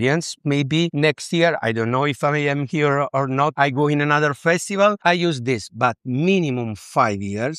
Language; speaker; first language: English; non-native, learner; Italian